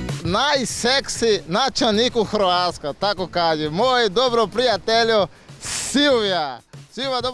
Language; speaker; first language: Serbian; non-native, learner; Portuguese